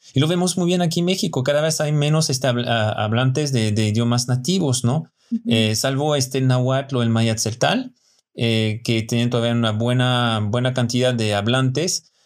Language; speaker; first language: Spanish; non-native, fluent; French